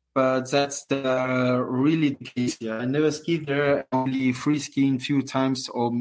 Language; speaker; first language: English; non-native, fluent; French